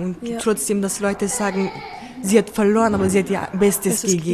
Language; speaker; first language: German; early bilingual, other home language; Turkish